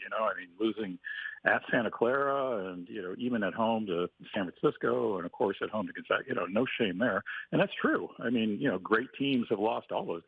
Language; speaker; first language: English; native; English